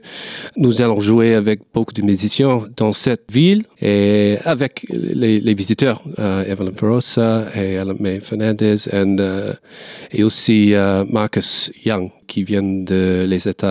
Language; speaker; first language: French; non-native, learner; English